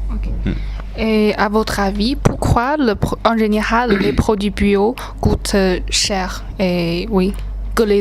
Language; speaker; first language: French; non-native, learner; Chinese